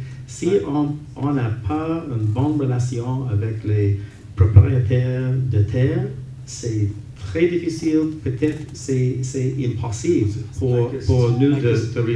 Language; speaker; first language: French; non-native, learner; English